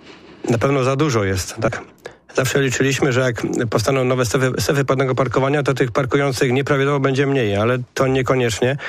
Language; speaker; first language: Polish; native; Polish